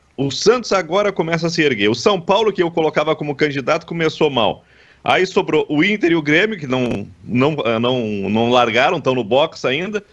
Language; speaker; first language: Portuguese; native; Portuguese